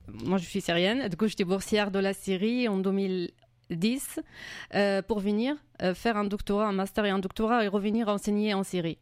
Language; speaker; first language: French; non-native, fluent; Arabic